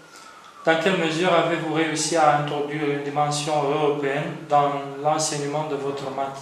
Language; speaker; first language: French; non-native, fluent; Romanian